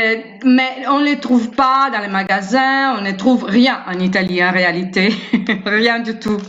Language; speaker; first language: French; non-native, fluent; Italian